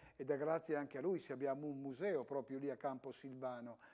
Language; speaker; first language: Italian; native; Italian